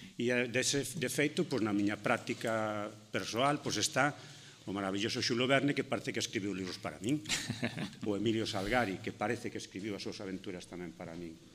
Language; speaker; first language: Galician; non-native, local second language; Spanish